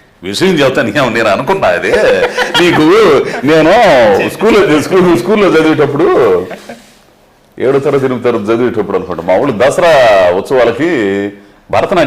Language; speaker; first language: Telugu; native; Telugu